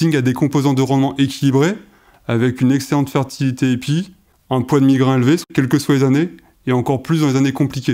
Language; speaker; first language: French; native; French